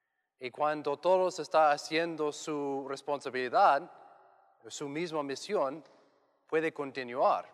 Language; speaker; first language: Spanish; non-native, learner; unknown